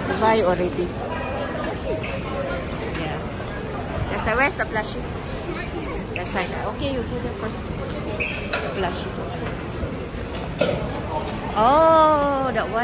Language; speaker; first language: English; non-native, learner; Filipino